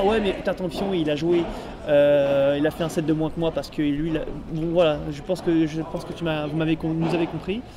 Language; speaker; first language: French; native; French